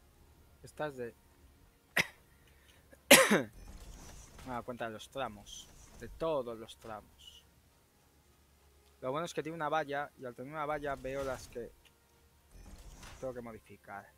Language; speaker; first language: Spanish; native; Spanish